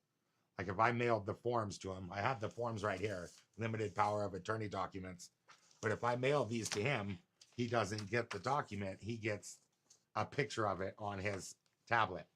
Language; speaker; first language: English; native; English